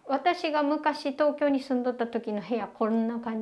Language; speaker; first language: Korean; non-native, learner; Japanese